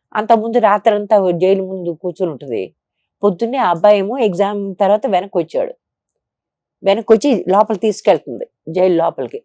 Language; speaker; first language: Telugu; native; Telugu